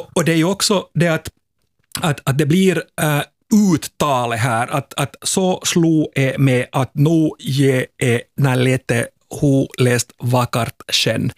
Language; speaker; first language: Swedish; native; Swedish